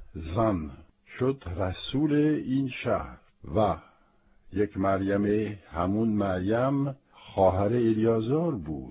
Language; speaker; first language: Persian; non-native, fluent; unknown